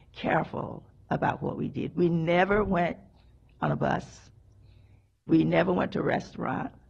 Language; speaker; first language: English; native; English